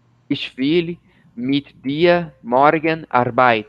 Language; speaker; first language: German; non-native, learner; Portuguese